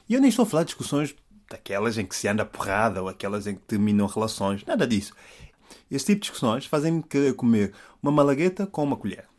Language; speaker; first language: Portuguese; native; Portuguese